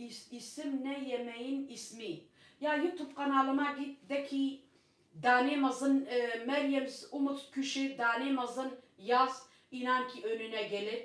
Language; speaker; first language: Turkish; non-native, local second language; Kurdish